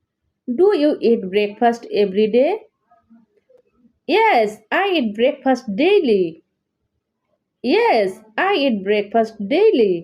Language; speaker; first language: English; non-native, learner; Bangla